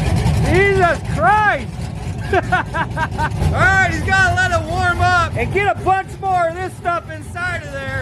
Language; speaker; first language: English; native; English